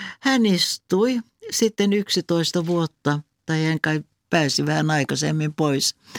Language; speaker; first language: Finnish; non-native, local second language; Swedish